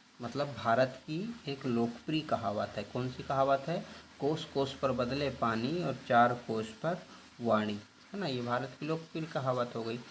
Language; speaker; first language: Hindi; native; Hindi